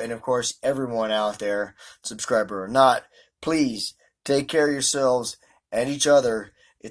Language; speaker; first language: English; native; English